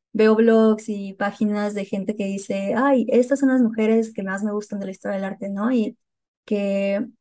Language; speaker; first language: Spanish; native; Spanish